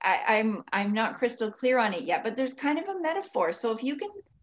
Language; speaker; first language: English; native; English